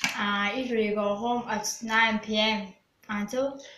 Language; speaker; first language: English; non-native, learner; Vietnamese